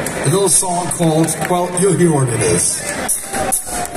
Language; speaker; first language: English; non-native, fluent; Danish